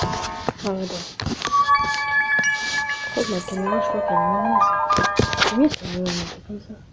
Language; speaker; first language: French; native; French